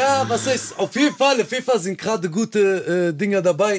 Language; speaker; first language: German; early bilingual, other home language; Kurdish